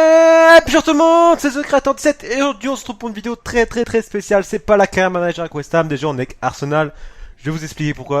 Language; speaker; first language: French; native; French